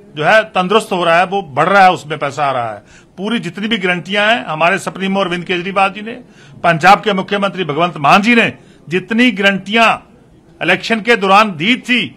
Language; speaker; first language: Hindi; non-native, local second language; Punjabi